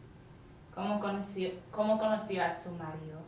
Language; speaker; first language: Spanish; non-native, learner; English